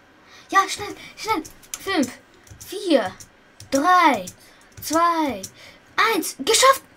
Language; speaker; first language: German; early bilingual, other home language; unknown